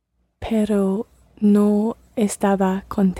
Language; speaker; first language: Spanish; non-native, learner; English